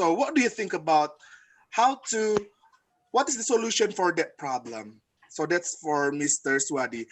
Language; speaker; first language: English; non-native, fluent; Indonesian